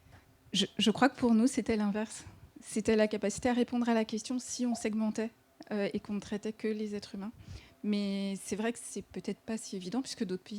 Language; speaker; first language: French; native; French